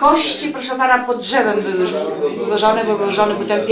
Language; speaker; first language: Polish; native; Polish